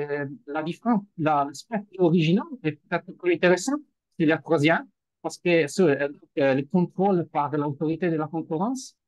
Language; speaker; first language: French; non-native, fluent; Italian